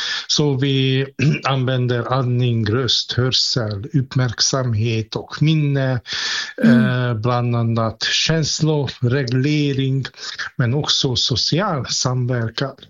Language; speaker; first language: Swedish; non-native, fluent; Hungarian